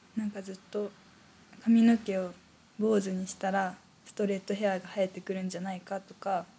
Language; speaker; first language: Japanese; native; Japanese